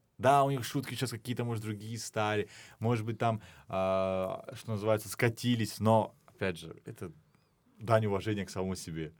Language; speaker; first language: Russian; non-native, local second language; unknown